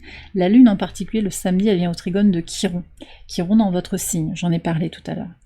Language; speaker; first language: French; native; French